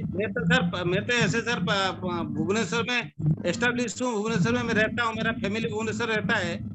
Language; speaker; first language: Hindi; non-native, local second language; Odia